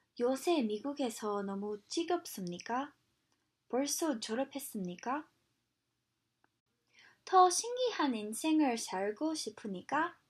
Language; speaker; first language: Korean; non-native, learner; English